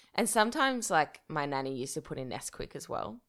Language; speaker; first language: English; native; English